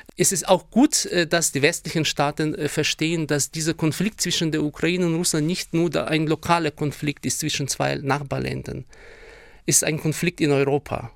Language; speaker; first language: German; non-native, fluent; Ukrainian